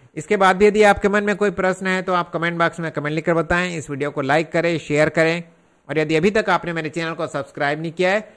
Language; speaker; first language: Hindi; native; Hindi